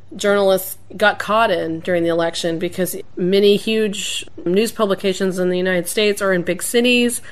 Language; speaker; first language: English; native; English